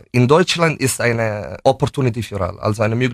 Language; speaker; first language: German; non-native, fluent; Italian